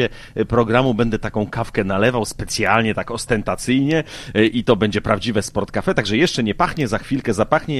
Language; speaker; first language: Polish; native; Polish